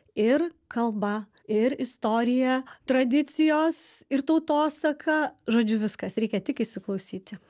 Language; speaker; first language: Lithuanian; native; Lithuanian